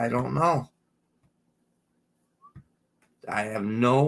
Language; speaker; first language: English; native; English